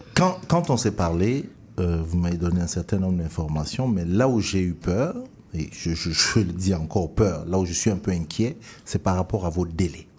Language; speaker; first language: French; native; French